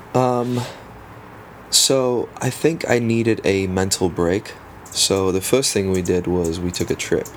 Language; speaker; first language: English; early bilingual, other home language; Afrikaans